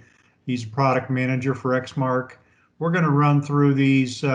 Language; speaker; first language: English; native; English